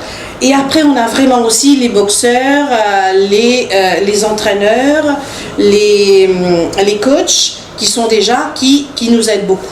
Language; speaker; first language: French; non-native, local second language; Morisyen